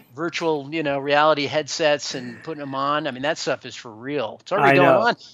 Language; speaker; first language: English; native; English